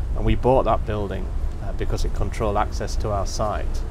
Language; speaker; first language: English; native; English